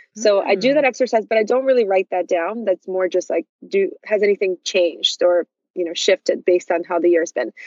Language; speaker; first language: English; early bilingual, other home language; Russian